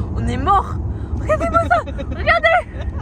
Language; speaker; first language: French; native; French